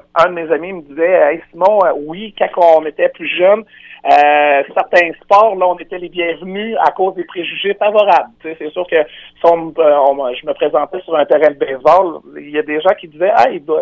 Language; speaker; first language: French; native; French